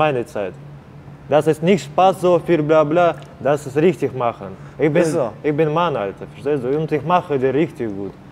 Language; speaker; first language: German; non-native, learner; Russian